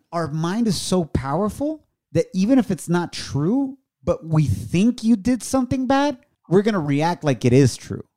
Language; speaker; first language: English; early bilingual, other home language; Spanish